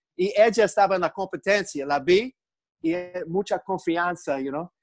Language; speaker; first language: Spanish; non-native, learner; English